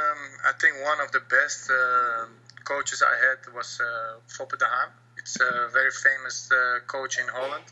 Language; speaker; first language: English; non-native, fluent; Dutch